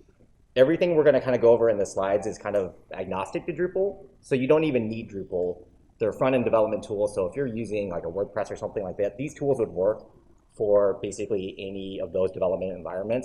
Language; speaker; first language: English; native; English